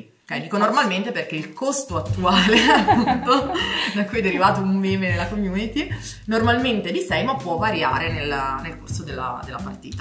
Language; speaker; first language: Italian; native; Italian